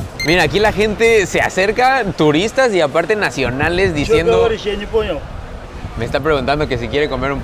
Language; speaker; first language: Spanish; native; Spanish